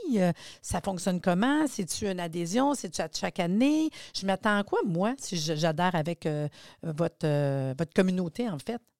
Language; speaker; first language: French; native; French